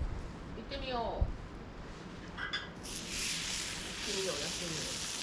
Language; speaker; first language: Japanese; native; Japanese